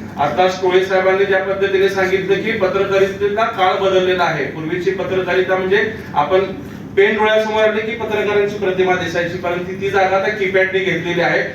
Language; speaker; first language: Marathi; native; Marathi